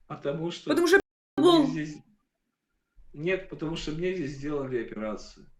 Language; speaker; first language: Russian; native; Russian